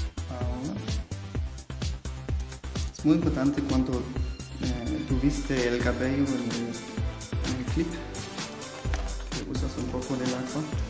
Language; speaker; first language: Spanish; non-native, learner; German